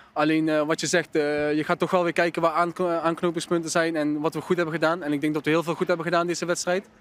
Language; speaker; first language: Dutch; native; Dutch